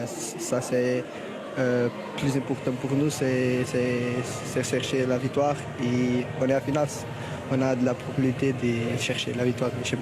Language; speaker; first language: French; non-native, learner; Portuguese